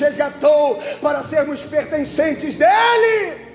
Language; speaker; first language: Portuguese; native; Portuguese